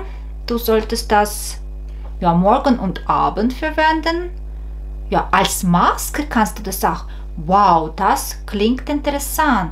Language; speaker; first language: German; non-native, fluent; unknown